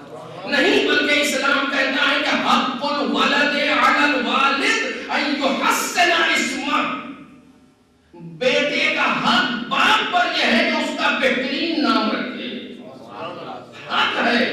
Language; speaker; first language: Urdu; native; Urdu